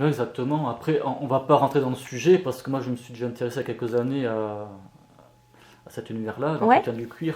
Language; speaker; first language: French; native; French